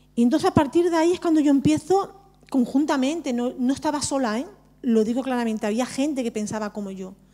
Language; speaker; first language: Spanish; native; Spanish